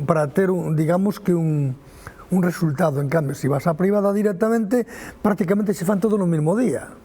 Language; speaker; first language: Galician; native; Galician